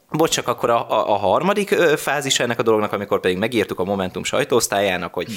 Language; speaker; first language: Hungarian; native; Hungarian